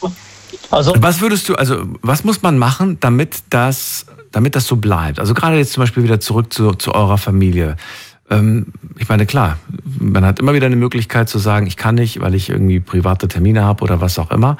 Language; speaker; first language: German; native; German